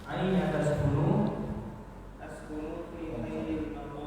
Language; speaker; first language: Arabic; non-native, learner; Indonesian